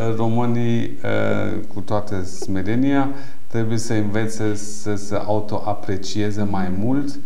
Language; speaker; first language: Romanian; non-native, fluent; Persian